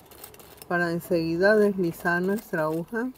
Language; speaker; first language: Spanish; native; Spanish